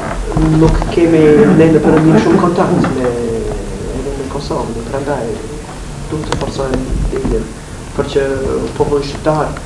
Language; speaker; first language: Albanian; non-native, fluent; English